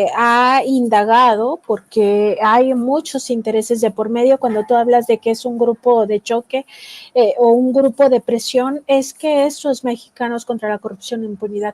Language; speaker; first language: Spanish; native; Spanish